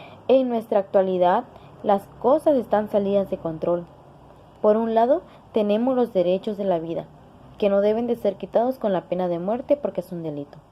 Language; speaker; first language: Spanish; native; Spanish